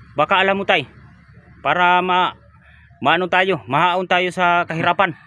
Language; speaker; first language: Filipino; non-native, local second language; Cebuano